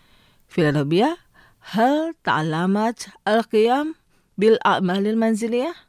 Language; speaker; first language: Arabic; non-native, learner; Indonesian